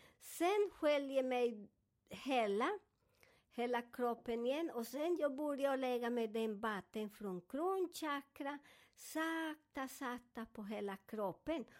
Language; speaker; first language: Swedish; non-native, fluent; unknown